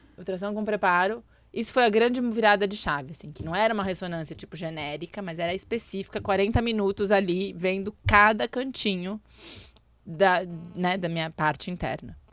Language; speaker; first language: Portuguese; native; Portuguese